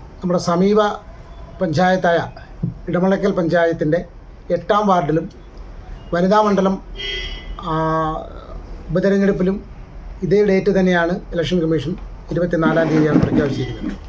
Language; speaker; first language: Malayalam; native; Malayalam